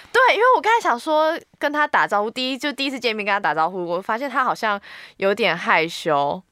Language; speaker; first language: Chinese; native; Chinese